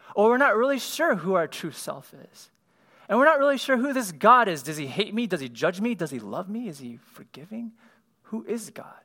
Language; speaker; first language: English; native; English